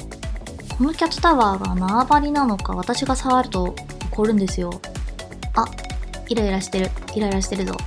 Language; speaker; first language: Japanese; native; Japanese